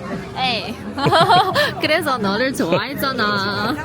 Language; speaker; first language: Korean; non-native, learner; Chinese